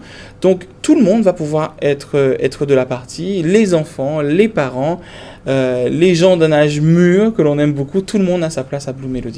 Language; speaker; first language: French; native; French